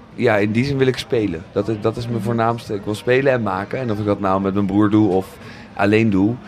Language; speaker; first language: Dutch; native; Dutch